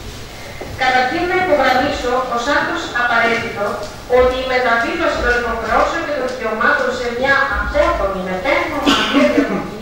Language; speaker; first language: Greek; native; Greek